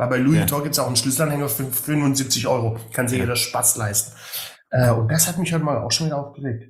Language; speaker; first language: German; native; German